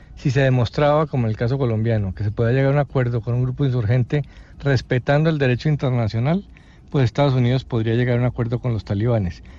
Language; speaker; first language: Spanish; native; Spanish